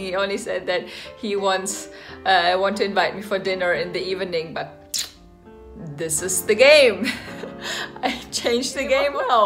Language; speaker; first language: English; non-native, fluent; German